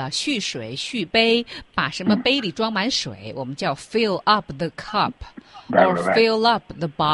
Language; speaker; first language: Chinese; native; Chinese